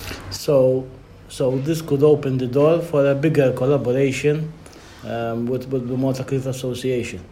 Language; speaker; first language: English; non-native, local second language; Maltese